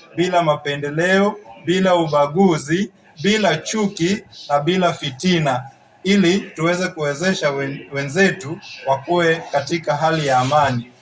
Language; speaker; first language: Swahili; non-native, local second language; Luo (Kenya and Tanzania)